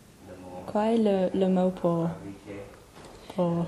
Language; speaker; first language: French; non-native, learner; English